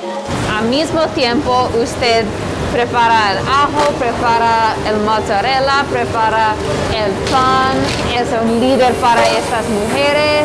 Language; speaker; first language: Spanish; non-native, learner; English